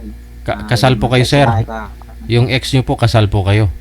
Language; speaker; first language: Filipino; native; Filipino